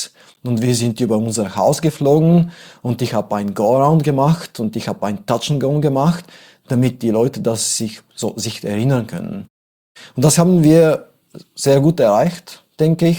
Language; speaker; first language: German; non-native, fluent; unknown